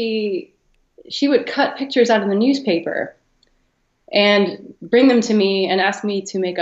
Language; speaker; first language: English; native; English